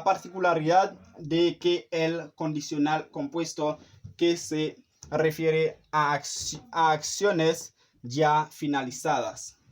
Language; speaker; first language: Spanish; non-native, fluent; Haitian Creole